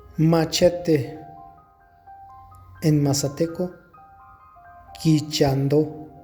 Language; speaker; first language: Spanish; non-native, local second language; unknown